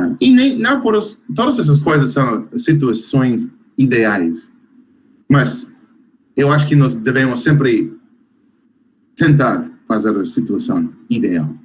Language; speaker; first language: Portuguese; non-native, fluent; English